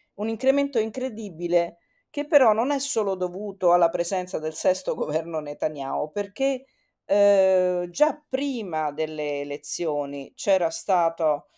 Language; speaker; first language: Italian; native; Italian